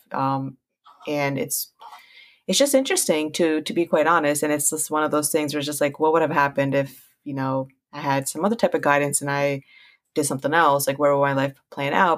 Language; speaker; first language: English; early bilingual, other home language; Punjabi